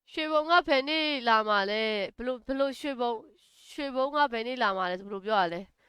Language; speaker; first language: Burmese; native; Burmese